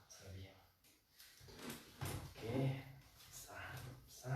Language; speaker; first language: French; non-native, learner; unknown